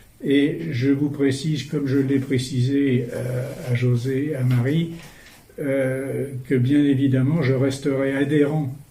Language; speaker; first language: French; native; French